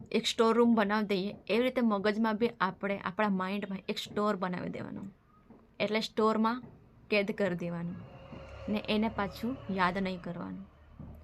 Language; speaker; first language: Gujarati; non-native, local second language; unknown